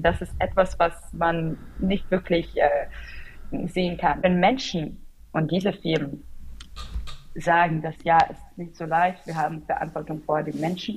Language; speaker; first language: German; non-native, fluent; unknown